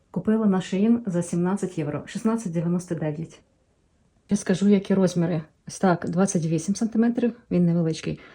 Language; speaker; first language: Ukrainian; native; Ukrainian